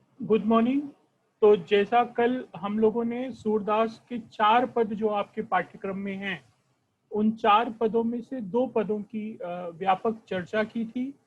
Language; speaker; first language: Hindi; non-native, local second language; Marathi